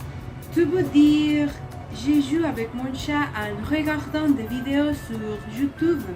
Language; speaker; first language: French; non-native, learner; Spanish